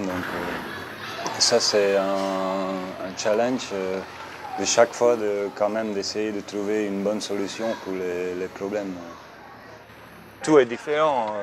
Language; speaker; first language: French; non-native, local second language; Dutch